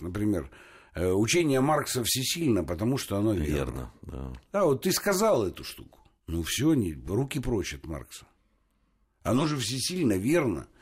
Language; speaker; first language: Russian; native; Russian